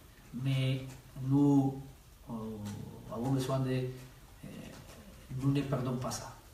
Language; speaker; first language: French; non-native, learner; Spanish